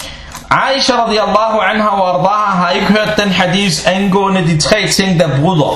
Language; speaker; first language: Danish; early bilingual, other home language; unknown